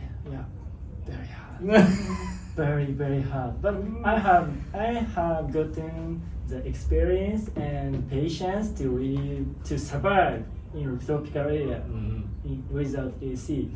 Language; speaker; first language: English; non-native, learner; Japanese